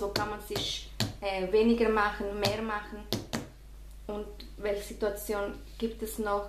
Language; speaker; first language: German; non-native, fluent; Spanish